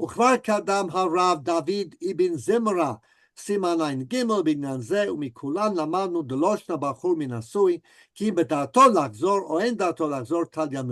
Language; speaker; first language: Hebrew; non-native, fluent; English